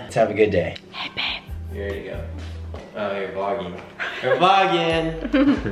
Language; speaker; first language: English; native; English